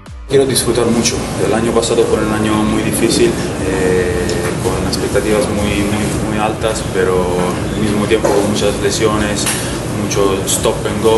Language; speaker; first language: Spanish; non-native, fluent; Italian